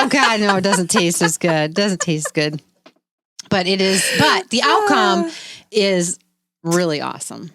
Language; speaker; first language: English; native; English